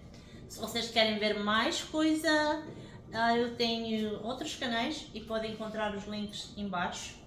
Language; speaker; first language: Portuguese; early bilingual, heritage; English